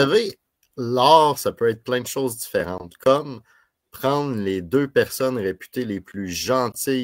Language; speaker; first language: French; native; French